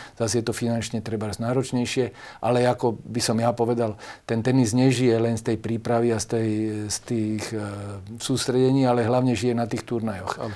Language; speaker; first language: Slovak; native; Slovak